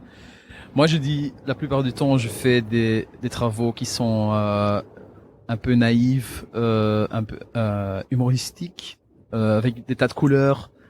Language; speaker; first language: French; non-native, local second language; Dutch